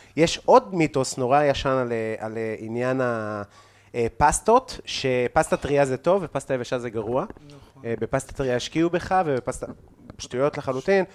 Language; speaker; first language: Hebrew; native; Hebrew